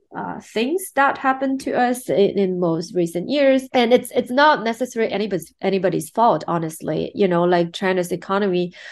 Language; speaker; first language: English; non-native, fluent; Chinese